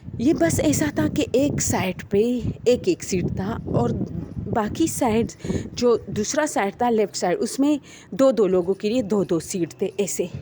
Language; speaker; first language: Urdu; non-native, local second language; Pashto